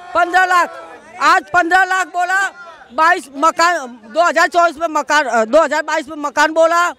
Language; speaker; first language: Hindi; non-native, local second language; Gujarati